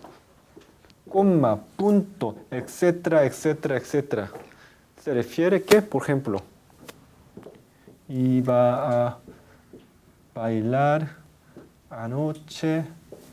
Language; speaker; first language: Spanish; non-native, fluent; Korean